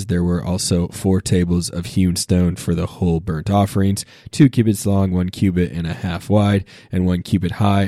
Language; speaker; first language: English; native; English